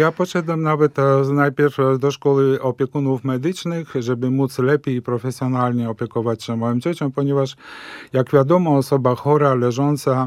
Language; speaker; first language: Polish; non-native, fluent; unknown